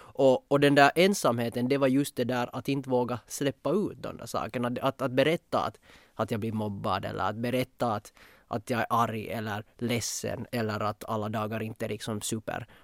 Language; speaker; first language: Swedish; native; Swedish